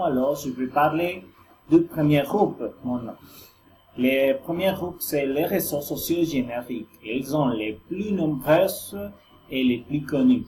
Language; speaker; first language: French; non-native, learner; Spanish